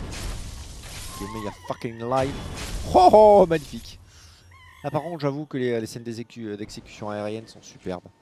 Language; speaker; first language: French; native; French